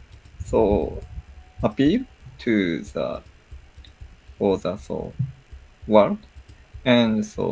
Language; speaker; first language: English; non-native, learner; Japanese